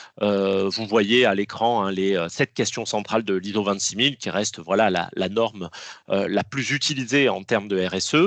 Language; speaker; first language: French; native; French